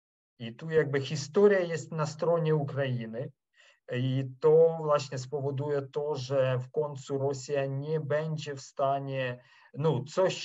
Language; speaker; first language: Polish; non-native, fluent; Ukrainian